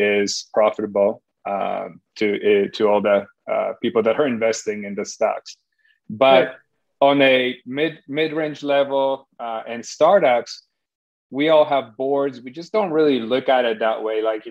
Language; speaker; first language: English; non-native, fluent; Polish